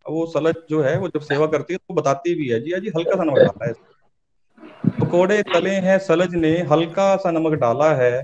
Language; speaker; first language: Hindi; native; Hindi